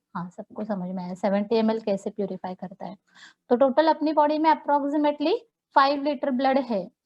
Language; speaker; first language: Hindi; non-native, local second language; Marathi